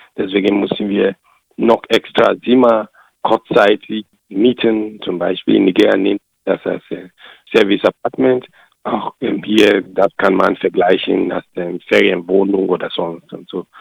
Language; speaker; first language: German; non-native, learner; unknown